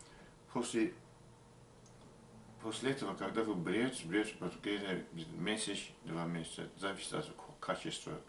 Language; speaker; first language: Russian; non-native, learner; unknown